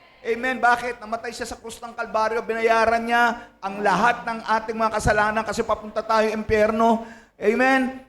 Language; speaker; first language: Filipino; native; Filipino